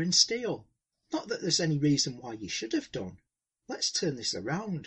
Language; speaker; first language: English; native; English